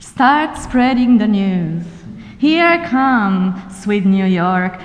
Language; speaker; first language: English; non-native, fluent; Romanian